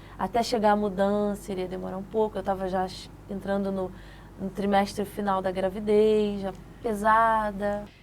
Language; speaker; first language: Portuguese; native; Portuguese